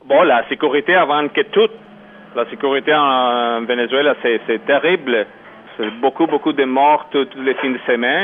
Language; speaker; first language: French; non-native, learner; Spanish